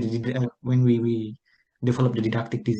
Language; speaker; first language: English; non-native, learner; Indonesian